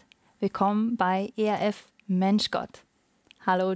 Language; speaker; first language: German; native; German